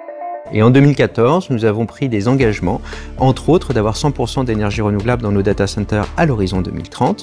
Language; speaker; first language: French; native; French